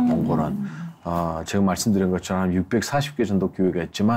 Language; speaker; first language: Korean; non-native, fluent; Mongolian